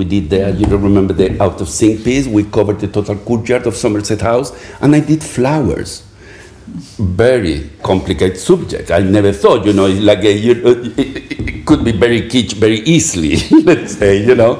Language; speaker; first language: English; non-native, fluent; Spanish